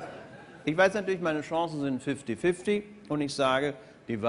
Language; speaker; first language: German; native; German